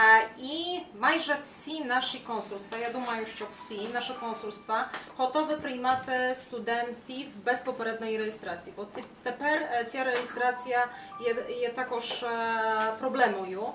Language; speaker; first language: Ukrainian; non-native, fluent; Polish